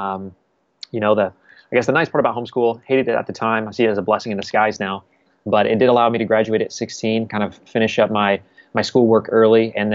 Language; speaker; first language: English; native; English